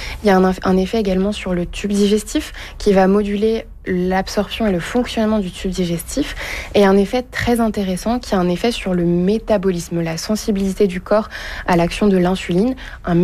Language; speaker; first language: French; native; French